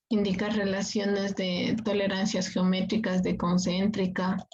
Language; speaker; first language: Spanish; native; Spanish